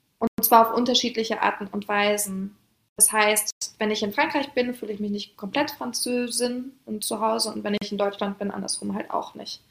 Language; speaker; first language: German; early bilingual, other home language; French